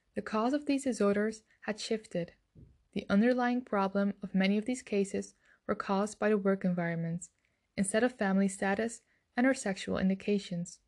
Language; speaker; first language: English; non-native, fluent; Dutch